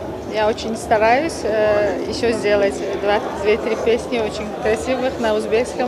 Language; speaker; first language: Russian; non-native, local second language; Tajik